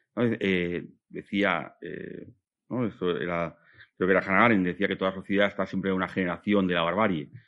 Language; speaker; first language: Spanish; native; Spanish